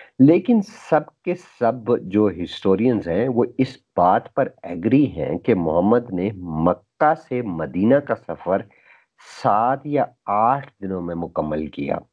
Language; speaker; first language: Urdu; native; Urdu